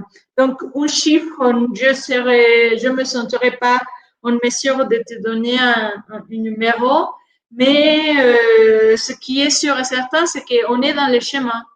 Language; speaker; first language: French; non-native, fluent; Spanish